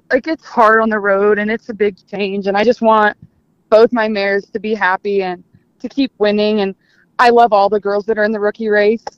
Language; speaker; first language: English; native; English